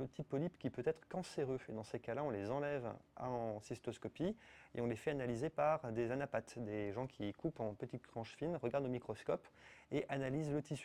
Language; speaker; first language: French; native; French